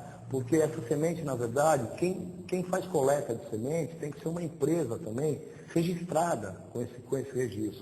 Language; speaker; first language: Portuguese; native; Portuguese